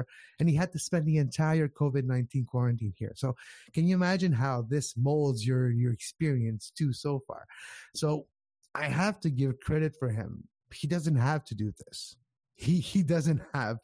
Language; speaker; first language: English; native; English